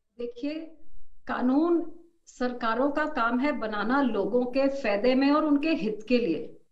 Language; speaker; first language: Hindi; non-native, local second language; Punjabi